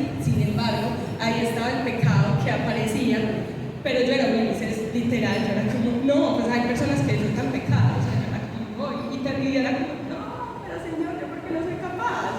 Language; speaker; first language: Spanish; native; Spanish